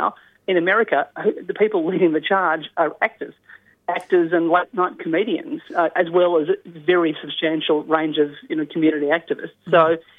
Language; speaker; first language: English; native; English